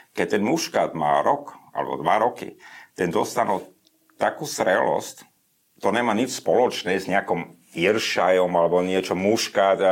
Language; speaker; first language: Slovak; non-native, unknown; German